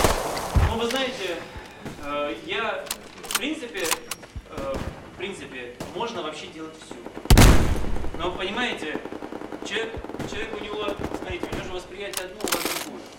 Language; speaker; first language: Russian; native; Russian